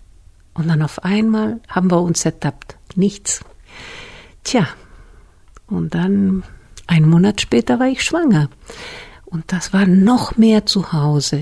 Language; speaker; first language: German; non-native, fluent; Spanish